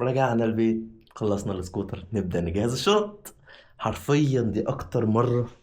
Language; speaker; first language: Arabic; native; Arabic